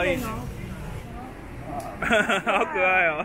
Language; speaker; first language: Japanese; native; Japanese